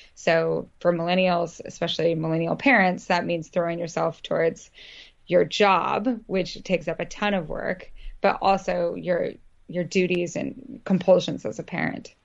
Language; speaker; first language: English; native; English